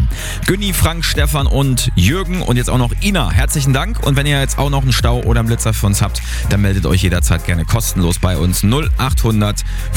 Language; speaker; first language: German; native; German